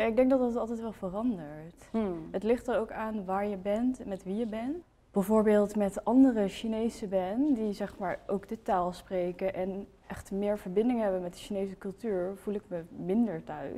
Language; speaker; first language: Dutch; early bilingual, other home language; Chinese